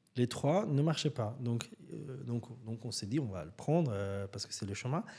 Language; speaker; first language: French; non-native, fluent; Persian